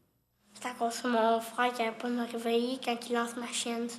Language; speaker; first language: French; native; French